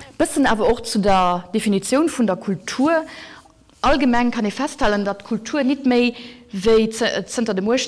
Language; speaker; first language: Luxembourgish; native; Luxembourgish